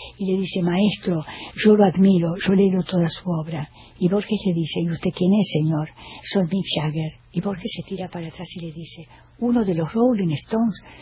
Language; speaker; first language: Spanish; native; Spanish